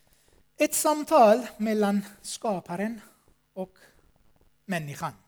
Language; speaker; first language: Swedish; non-native, fluent; Armenian